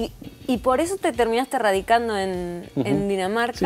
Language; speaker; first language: Spanish; native; Spanish